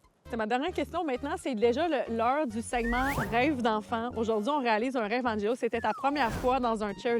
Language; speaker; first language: French; native; French